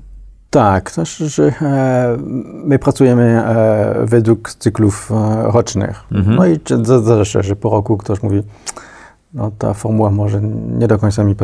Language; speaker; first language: Polish; non-native, fluent; French